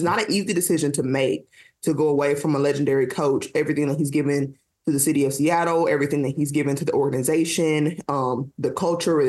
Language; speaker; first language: English; native; English